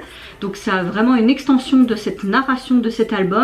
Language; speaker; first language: French; native; French